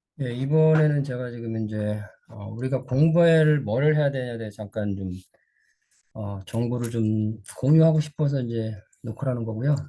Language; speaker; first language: Korean; native; Korean